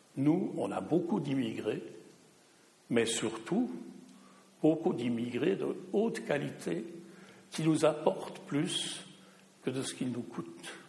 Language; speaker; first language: French; non-native, local second language; German